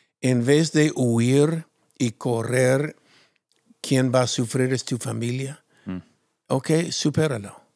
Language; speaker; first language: Spanish; non-native, fluent; English